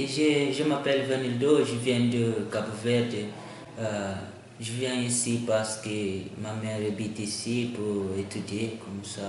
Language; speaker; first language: French; non-native, learner; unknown